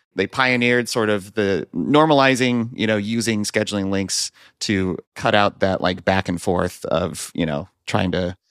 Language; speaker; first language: English; native; English